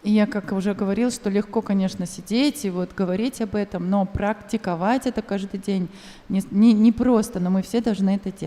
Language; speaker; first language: Russian; native; Russian